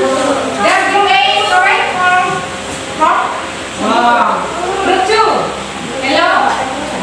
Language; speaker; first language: English; non-native, learner; Indonesian